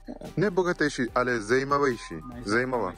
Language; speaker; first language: Czech; non-native, learner; Russian